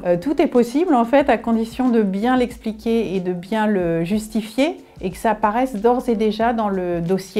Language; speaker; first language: French; native; French